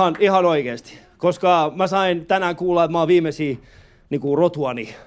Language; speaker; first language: Finnish; early bilingual, other home language; Persian